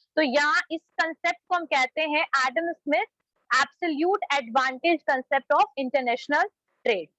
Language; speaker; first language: Hindi; native; Hindi